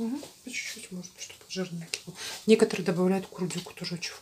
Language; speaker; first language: Russian; non-native, local second language; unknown